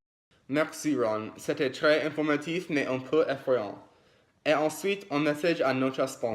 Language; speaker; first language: French; non-native, learner; English